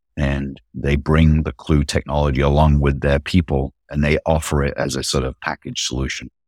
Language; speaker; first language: English; native; English